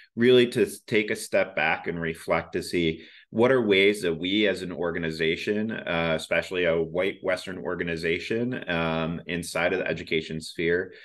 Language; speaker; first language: English; native; English